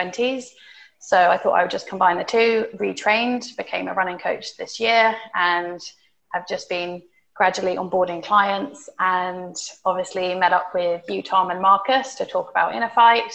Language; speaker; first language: English; native; English